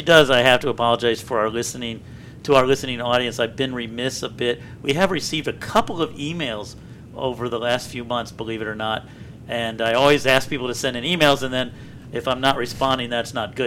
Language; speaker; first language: English; native; English